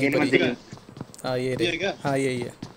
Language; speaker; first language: Hindi; native; Hindi